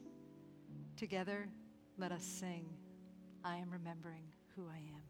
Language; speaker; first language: English; native; English